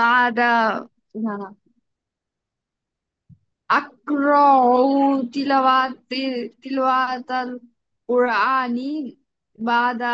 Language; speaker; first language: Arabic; non-native, learner; Bangla